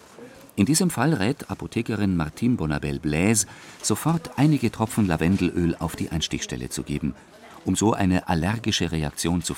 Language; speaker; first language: German; native; German